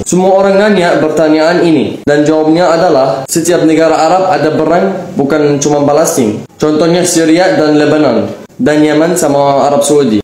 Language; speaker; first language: Indonesian; non-native, fluent; Arabic